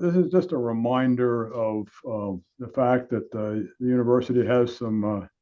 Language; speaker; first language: English; native; English